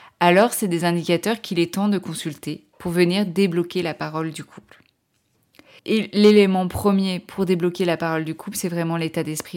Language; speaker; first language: French; native; French